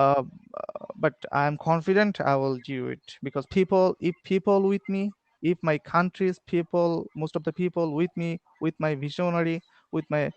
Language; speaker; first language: English; non-native, learner; Bangla